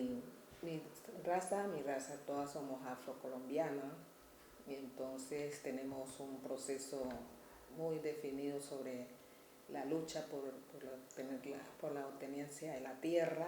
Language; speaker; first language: Spanish; native; Spanish